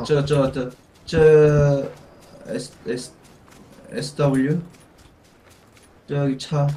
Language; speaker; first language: Chinese; non-native, learner; Korean